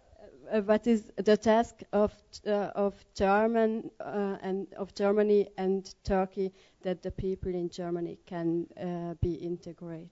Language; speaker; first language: English; non-native, learner; Hungarian